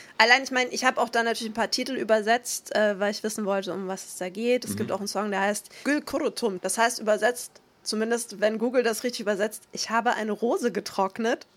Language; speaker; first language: German; native; German